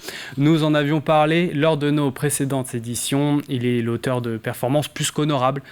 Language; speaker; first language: French; native; French